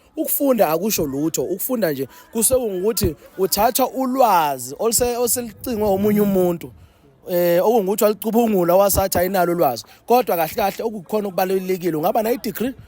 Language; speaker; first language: Zulu; native; Zulu